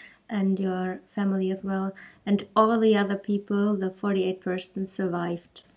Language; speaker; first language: English; non-native, fluent; German